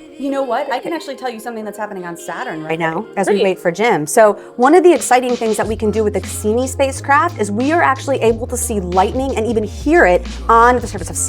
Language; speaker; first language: English; native; English